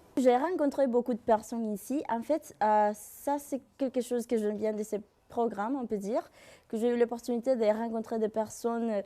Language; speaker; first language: French; non-native, fluent; Spanish